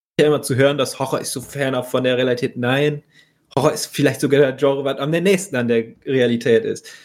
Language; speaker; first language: German; native; German